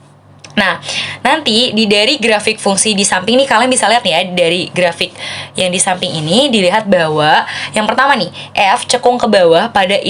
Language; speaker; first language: Indonesian; native; Indonesian